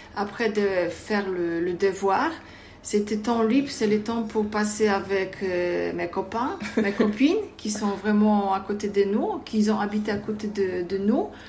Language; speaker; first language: French; non-native, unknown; Polish